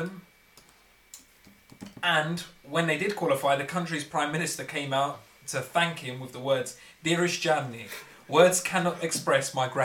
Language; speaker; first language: English; native; English